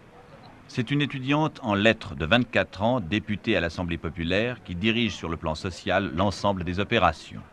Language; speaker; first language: French; native; French